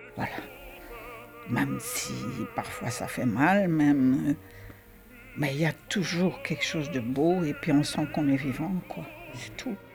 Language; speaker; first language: French; native; French